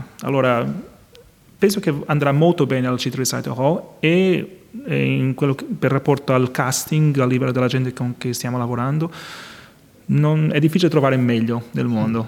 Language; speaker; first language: Italian; non-native, fluent; Portuguese